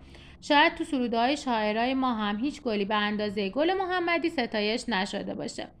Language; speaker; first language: Persian; native; Persian